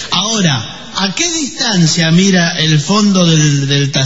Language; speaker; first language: Spanish; native; Spanish